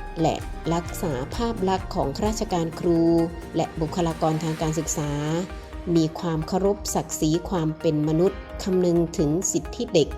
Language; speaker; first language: Thai; native; Thai